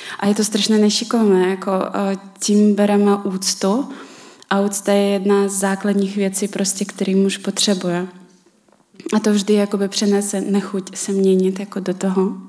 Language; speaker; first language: Czech; non-native, fluent; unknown